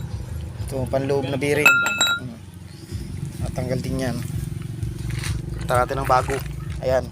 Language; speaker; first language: Filipino; native; Filipino